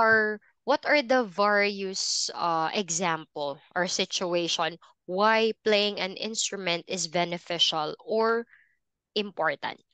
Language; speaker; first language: English; non-native, fluent; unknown